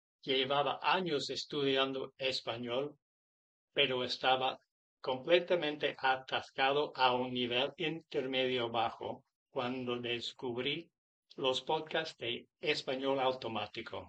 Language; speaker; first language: Spanish; non-native, fluent; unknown